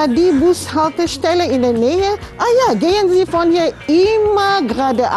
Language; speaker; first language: German; non-native, fluent; Malay